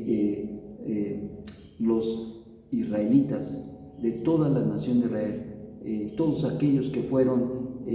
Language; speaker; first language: Spanish; native; Spanish